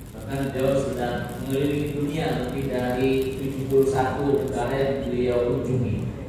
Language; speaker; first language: Indonesian; native; Indonesian